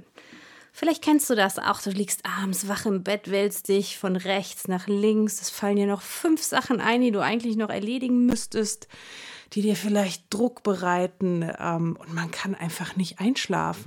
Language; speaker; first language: German; native; German